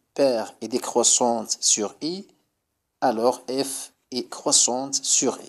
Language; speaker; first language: French; non-native, local second language; Arabic